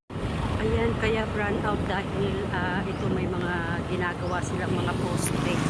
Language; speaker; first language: Filipino; native; Filipino